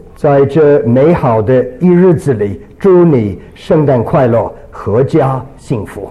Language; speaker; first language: Chinese; early bilingual, other home language; English